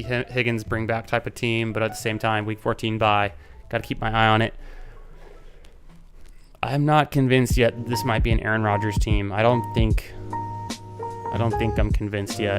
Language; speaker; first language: English; native; English